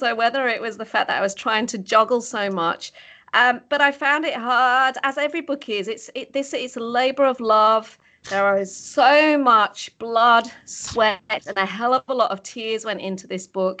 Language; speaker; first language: English; native; English